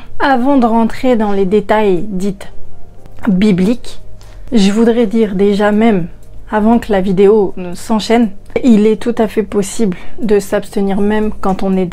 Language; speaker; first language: French; native; French